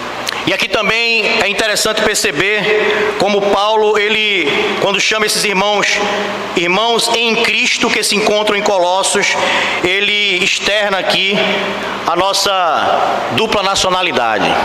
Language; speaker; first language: Portuguese; native; Portuguese